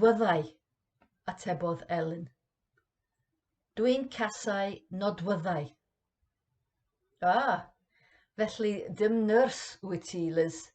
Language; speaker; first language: Welsh; non-native, learner; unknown